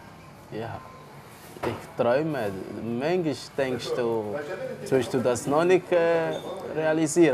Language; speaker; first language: German; early bilingual, other home language; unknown